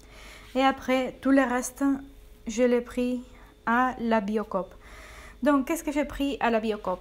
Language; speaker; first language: French; non-native, fluent; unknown